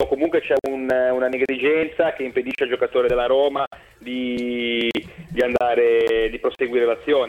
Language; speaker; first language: Italian; native; Italian